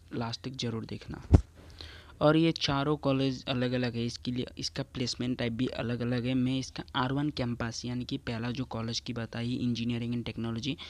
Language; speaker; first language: Hindi; non-native, local second language; Assamese